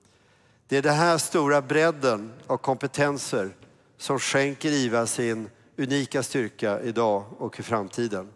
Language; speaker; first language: Swedish; native; Swedish